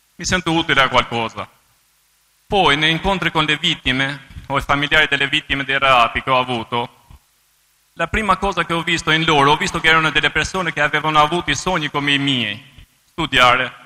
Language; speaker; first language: Italian; non-native, fluent; Albanian